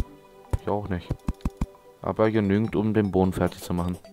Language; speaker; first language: German; native; German